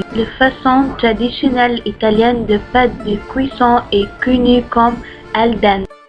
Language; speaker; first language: French; non-native, learner; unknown